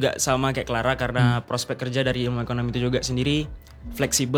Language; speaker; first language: Indonesian; native; Indonesian